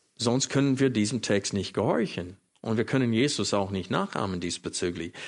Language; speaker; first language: German; non-native, fluent; English